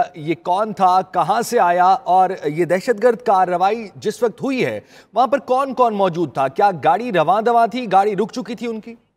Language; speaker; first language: Urdu; native; Urdu